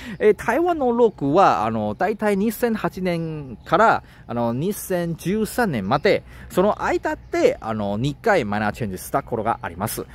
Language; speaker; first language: Japanese; non-native, learner; Chinese